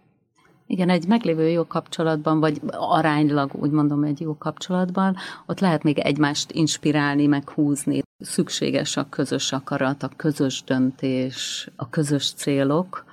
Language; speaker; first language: Hungarian; native; Hungarian